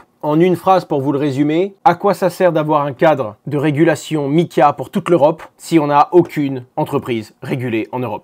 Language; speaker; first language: French; native; French